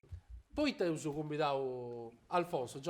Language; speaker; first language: Italian; native; Italian